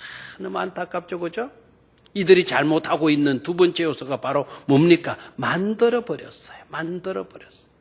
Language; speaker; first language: Korean; native; Korean